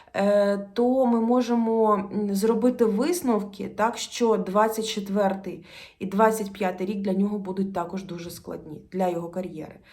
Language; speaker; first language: Ukrainian; non-native, local second language; Russian